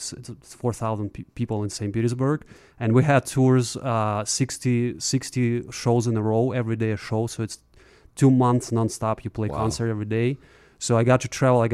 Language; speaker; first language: English; non-native, fluent; Russian